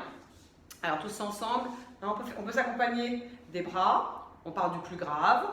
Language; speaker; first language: French; native; French